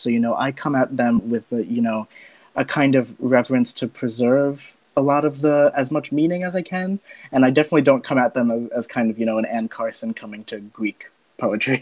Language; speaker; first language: English; native; English